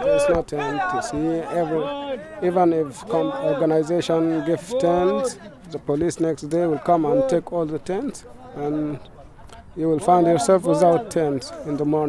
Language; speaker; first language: English; non-native, learner; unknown